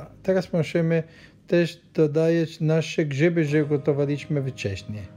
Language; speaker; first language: Polish; non-native, learner; Italian